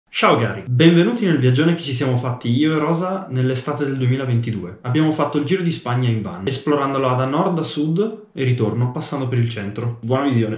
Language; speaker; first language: Italian; native; Italian